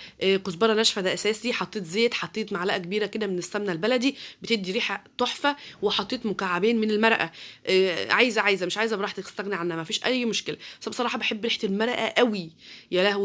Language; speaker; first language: Arabic; native; Arabic